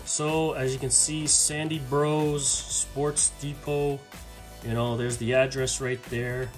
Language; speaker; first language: English; native; English